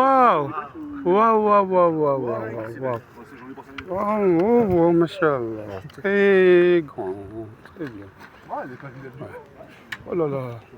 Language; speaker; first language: French; non-native, fluent; Arabic